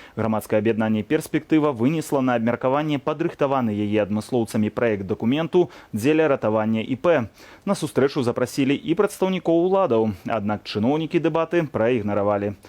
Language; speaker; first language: Belarusian; native; Belarusian